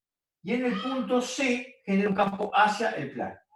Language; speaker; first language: Spanish; native; Spanish